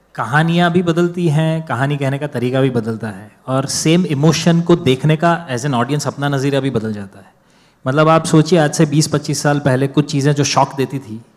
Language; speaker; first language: Hindi; non-native, local second language; Gujarati